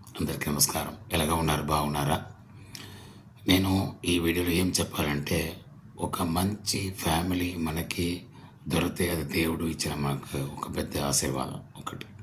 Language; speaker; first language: Telugu; non-native, learner; Tamil